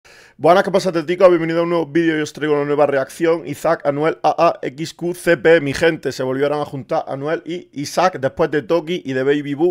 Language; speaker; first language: Spanish; native; Spanish